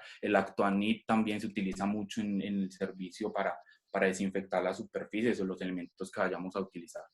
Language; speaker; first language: Spanish; native; Spanish